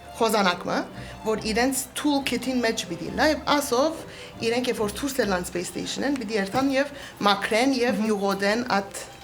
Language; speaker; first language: Armenian; early bilingual, heritage; Armenian